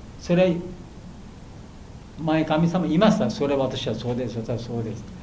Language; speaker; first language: Japanese; non-native, learner; Bangla